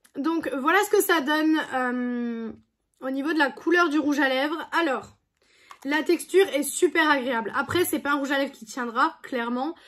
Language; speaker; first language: French; native; French